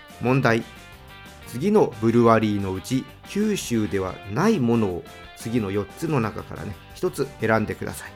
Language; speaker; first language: Japanese; native; Japanese